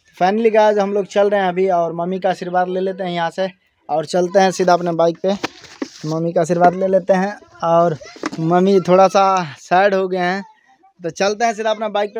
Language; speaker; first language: Hindi; non-native, local second language; Maithili